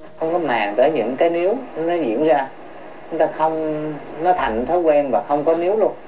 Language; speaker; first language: Vietnamese; early bilingual, heritage; Vietnamese